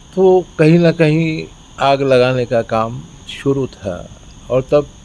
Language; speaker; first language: Hindi; native; Hindi